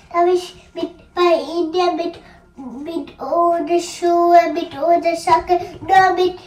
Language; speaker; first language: German; early bilingual, other home language; Telugu